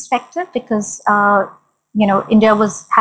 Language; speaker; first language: English; non-native, local second language; Hindi